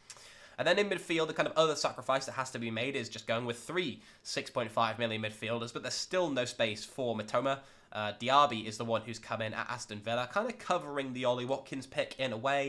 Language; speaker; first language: English; native; English